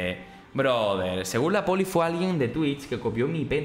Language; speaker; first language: Spanish; native; Spanish